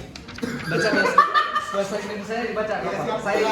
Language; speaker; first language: Indonesian; native; Indonesian